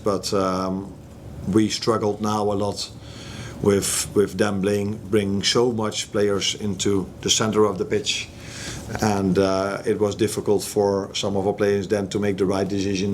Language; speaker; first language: English; non-native, fluent; Dutch